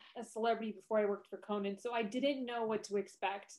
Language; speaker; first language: English; native; English